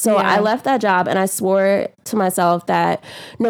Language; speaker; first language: English; native; English